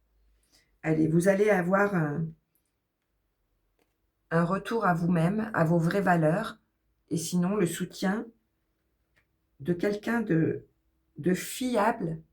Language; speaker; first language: French; native; French